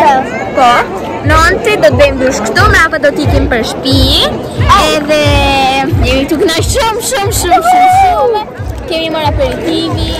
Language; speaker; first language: Albanian; early bilingual, heritage; Albanian